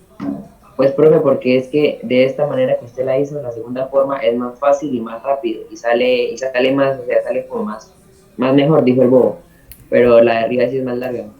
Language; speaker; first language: Spanish; native; Spanish